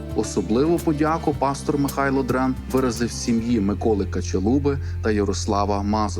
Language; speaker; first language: Ukrainian; native; Ukrainian